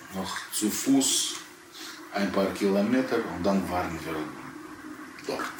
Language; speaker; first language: German; non-native, fluent; Russian